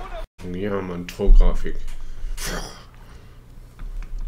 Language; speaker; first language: German; native; German